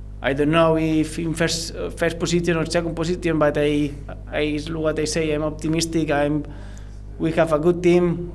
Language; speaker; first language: English; non-native, learner; Spanish